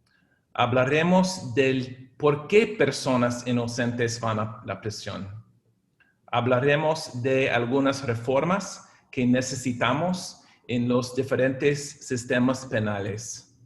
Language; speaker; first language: Spanish; non-native, fluent; English